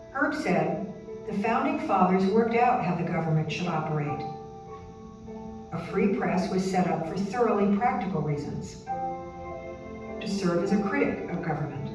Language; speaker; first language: English; native; English